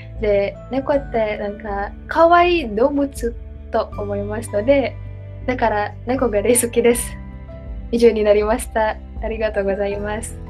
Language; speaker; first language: Japanese; non-native, learner; Indonesian